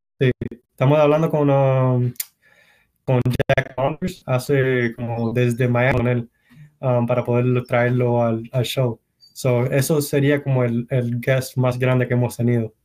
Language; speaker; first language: Spanish; early bilingual, heritage; Spanish